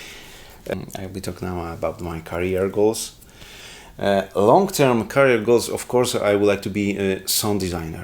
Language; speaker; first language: English; non-native, learner; Polish